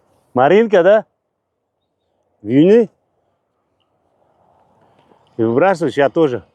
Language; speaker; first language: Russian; non-native, local second language; Uzbek